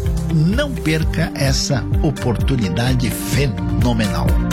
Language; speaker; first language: Portuguese; native; Portuguese